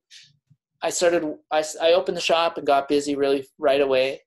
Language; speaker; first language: English; native; English